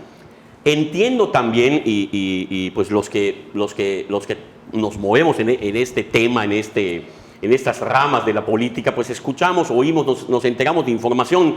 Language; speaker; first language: Spanish; native; Spanish